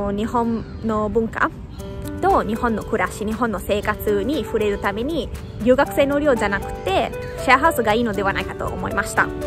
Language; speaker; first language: Japanese; non-native, fluent; Italian